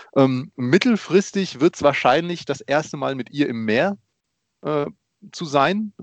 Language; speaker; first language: German; early bilingual, other home language; Polish